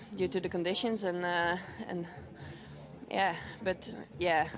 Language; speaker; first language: English; non-native, fluent; Dutch